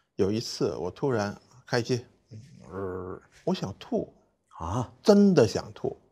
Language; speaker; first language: Chinese; non-native, fluent; Cantonese